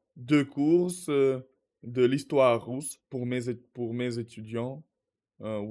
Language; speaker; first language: French; non-native, learner; Russian